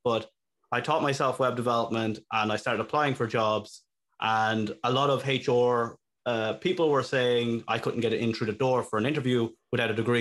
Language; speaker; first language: English; native; English